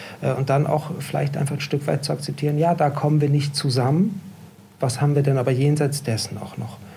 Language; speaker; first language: German; native; German